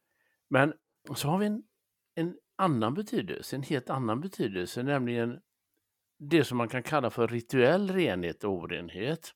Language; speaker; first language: Swedish; native; Swedish